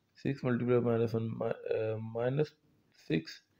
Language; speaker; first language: English; non-native, local second language; Urdu